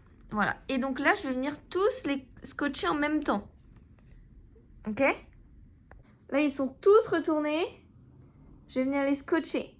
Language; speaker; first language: French; native; French